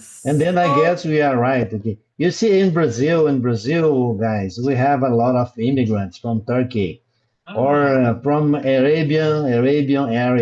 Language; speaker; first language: English; non-native, learner; Portuguese